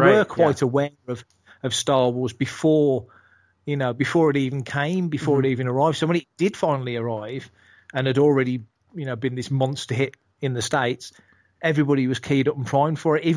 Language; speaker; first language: English; native; English